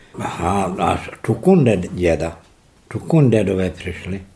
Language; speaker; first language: Czech; early bilingual, heritage; Serbian